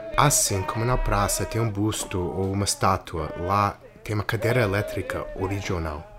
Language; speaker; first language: Portuguese; non-native, fluent; English